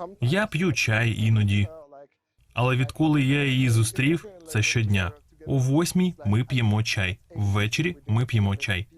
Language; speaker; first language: Ukrainian; non-native, learner; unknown